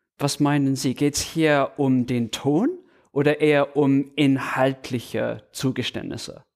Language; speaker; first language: German; non-native, fluent; English